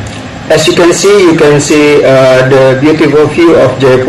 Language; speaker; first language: English; non-native, learner; Indonesian